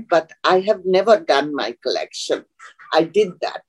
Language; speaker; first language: English; non-native, local second language; Bangla